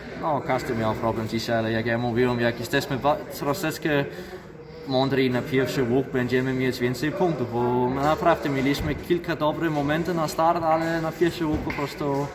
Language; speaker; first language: Polish; non-native, learner; Danish